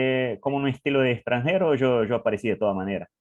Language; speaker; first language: Spanish; non-native, learner; English